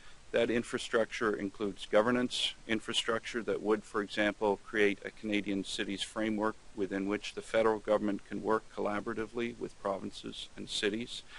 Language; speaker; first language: English; native; English